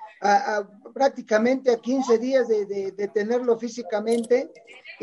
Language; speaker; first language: Spanish; native; Spanish